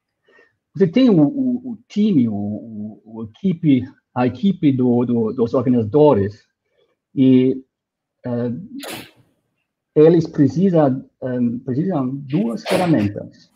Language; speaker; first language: Portuguese; non-native, fluent; German